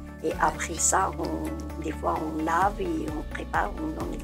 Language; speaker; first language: French; non-native, learner; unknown